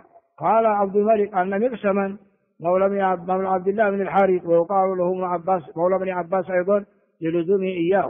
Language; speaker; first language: Arabic; non-native, fluent; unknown